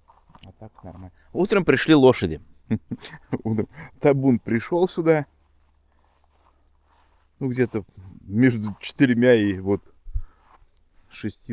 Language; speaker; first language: Russian; native; Russian